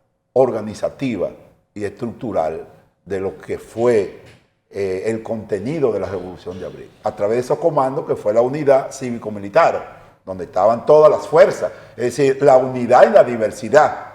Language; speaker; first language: Spanish; native; Spanish